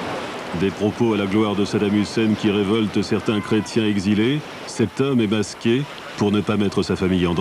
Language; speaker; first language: French; native; French